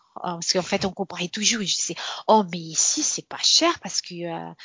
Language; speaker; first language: French; non-native, fluent; Portuguese